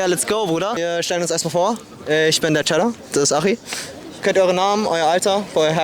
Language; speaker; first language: German; native; German